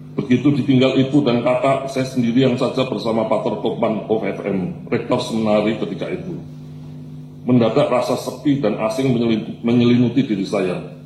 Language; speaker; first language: Indonesian; non-native, local second language; Javanese